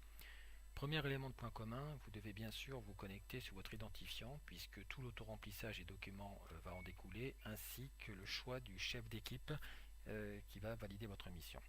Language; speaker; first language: French; native; French